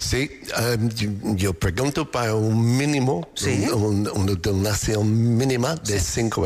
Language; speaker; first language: Spanish; non-native, learner; English